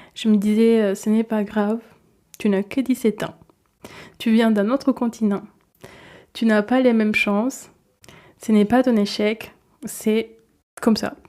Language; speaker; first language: French; non-native, fluent; Spanish